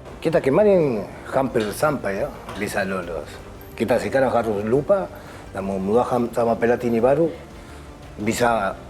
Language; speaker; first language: Indonesian; non-native, fluent; Spanish